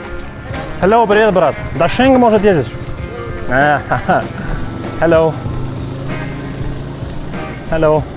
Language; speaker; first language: Russian; non-native, learner; Lithuanian